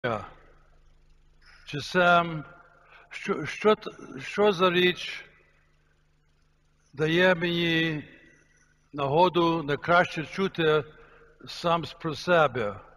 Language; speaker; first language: Ukrainian; early bilingual, heritage; Ukrainian